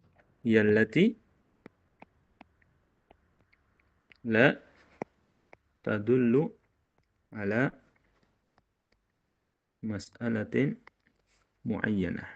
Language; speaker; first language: Arabic; non-native, fluent; Indonesian